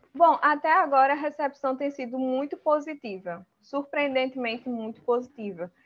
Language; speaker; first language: Portuguese; early bilingual, other home language; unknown